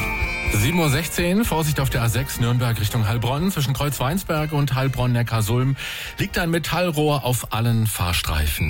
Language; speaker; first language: German; native; German